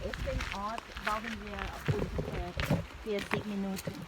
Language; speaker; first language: German; native; German